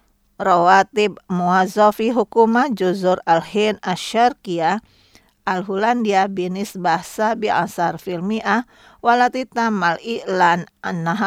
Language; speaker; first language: Arabic; non-native, fluent; Indonesian